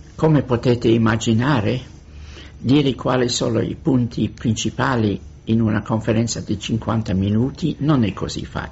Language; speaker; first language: Italian; non-native, fluent; English